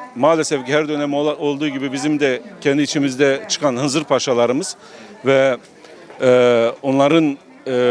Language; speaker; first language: Turkish; native; Turkish